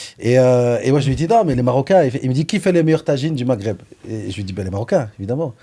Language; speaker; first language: French; early bilingual, other home language; Arabic